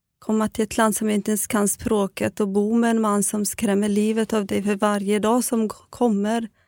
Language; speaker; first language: Swedish; non-native, fluent; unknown